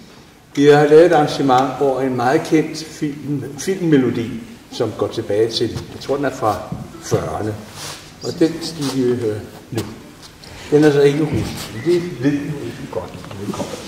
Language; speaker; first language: Danish; native; Danish